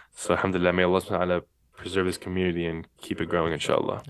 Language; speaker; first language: English; native; English